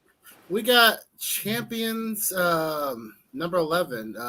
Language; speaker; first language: English; native; English